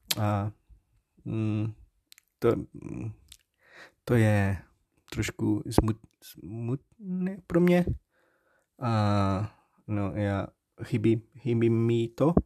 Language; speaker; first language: Czech; non-native, learner; Portuguese